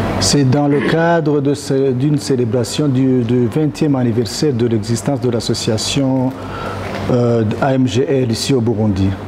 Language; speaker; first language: French; non-native, local second language; Rundi